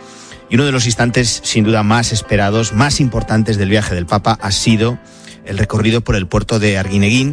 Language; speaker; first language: Spanish; native; Spanish